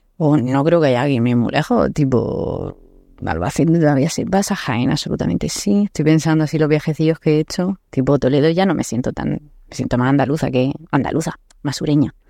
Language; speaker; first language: Spanish; native; Spanish